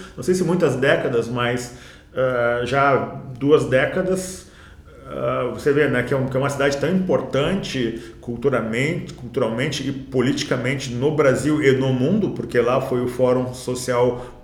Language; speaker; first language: Portuguese; native; Portuguese